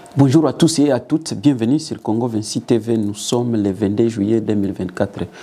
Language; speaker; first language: French; non-native, local second language; Swahili